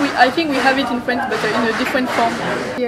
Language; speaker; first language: English; non-native, learner; French